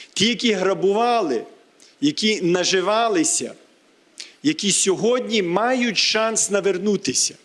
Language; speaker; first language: Ukrainian; early bilingual, heritage; Ukrainian